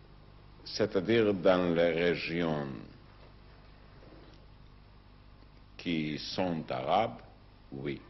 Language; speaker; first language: French; non-native, fluent; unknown